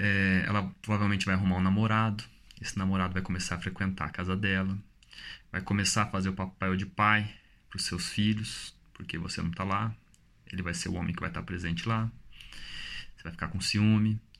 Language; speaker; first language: Portuguese; native; Portuguese